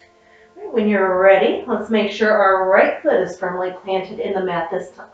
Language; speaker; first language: English; native; English